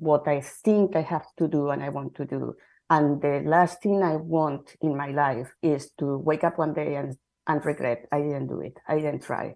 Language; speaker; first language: English; non-native, fluent; Spanish